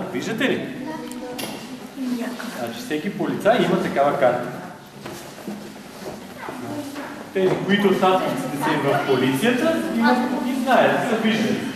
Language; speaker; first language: Bulgarian; native; Bulgarian